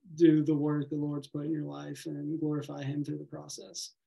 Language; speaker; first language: English; native; English